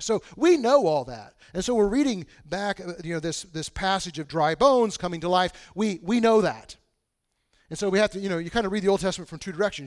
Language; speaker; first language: English; native; English